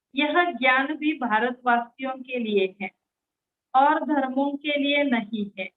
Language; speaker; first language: Hindi; non-native, local second language; Marathi